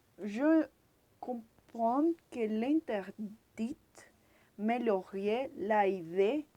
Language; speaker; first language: French; non-native, learner; Spanish